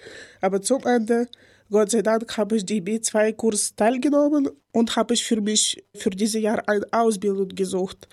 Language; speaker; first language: German; non-native, learner; Ukrainian